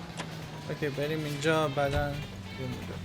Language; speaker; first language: Persian; native; Persian